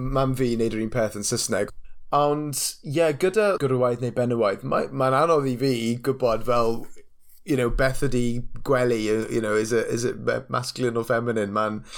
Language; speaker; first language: Welsh; non-native, local second language; English